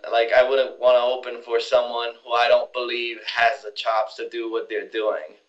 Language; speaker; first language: English; non-native, fluent; Spanish